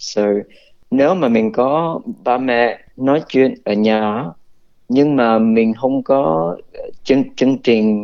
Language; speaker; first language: Vietnamese; early bilingual, heritage; Vietnamese